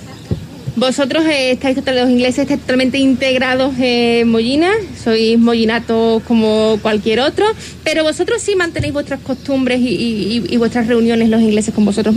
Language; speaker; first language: Spanish; native; Spanish